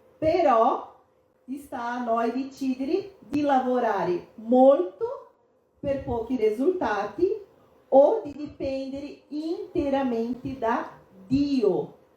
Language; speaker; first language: Italian; non-native, fluent; Portuguese